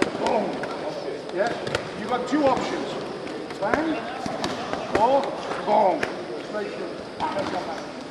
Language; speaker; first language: English; native; English